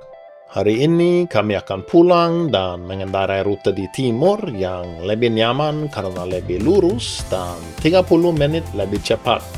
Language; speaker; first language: Indonesian; non-native, fluent; Norwegian